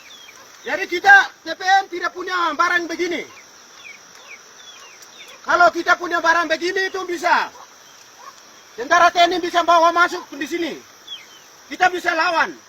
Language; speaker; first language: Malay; non-native, local second language; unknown